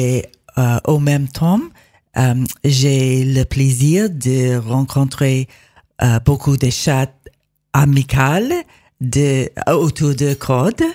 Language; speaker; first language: French; non-native, learner; English